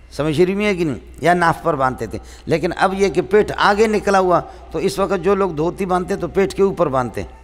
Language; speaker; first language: Urdu; non-native, local second language; Baluchi